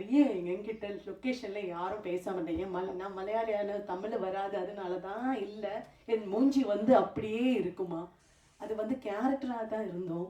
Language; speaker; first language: Tamil; non-native, fluent; Malayalam